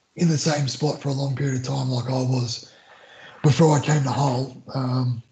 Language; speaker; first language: English; native; English